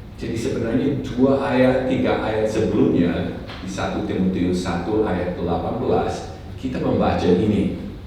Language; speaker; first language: Indonesian; non-native, fluent; English